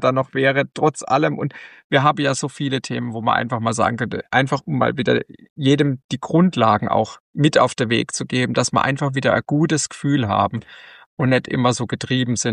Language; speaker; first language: German; native; German